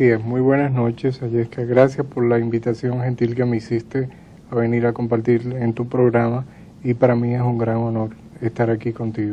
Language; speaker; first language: Spanish; native; Spanish